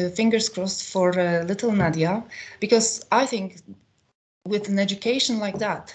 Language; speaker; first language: English; non-native, fluent; Polish